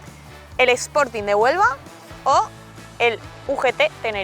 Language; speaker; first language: Spanish; native; Spanish